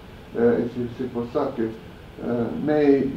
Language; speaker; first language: French; non-native, fluent; English